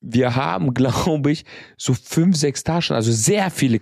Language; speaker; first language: German; native; German